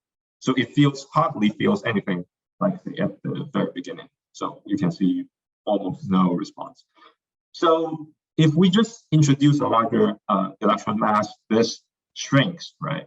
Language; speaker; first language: English; non-native, fluent; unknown